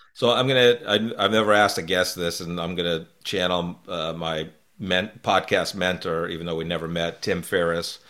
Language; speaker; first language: English; native; English